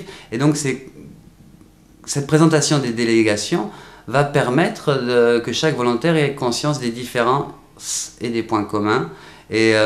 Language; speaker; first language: French; native; French